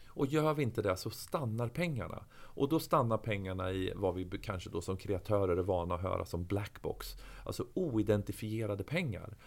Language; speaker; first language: Swedish; native; Swedish